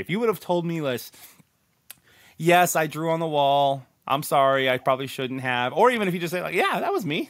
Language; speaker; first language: English; native; English